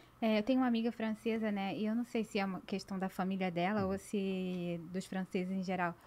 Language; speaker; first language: Portuguese; native; Portuguese